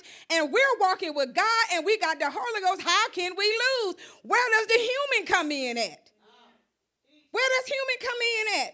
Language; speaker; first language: English; native; English